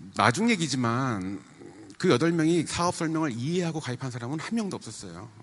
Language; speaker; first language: Korean; native; Korean